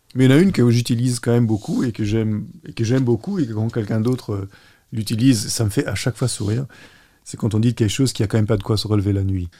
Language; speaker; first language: French; non-native, local second language; Luxembourgish